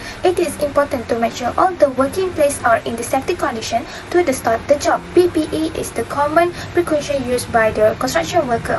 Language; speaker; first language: English; non-native, local second language; Malay